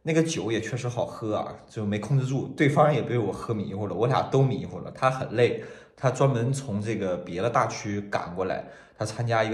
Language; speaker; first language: Chinese; native; Chinese